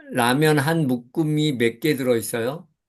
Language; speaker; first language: Korean; native; Korean